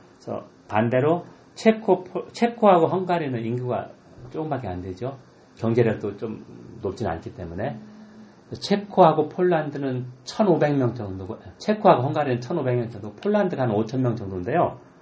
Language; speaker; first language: Korean; native; Korean